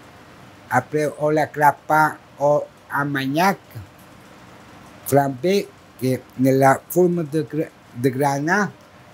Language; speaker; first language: French; non-native, learner; Italian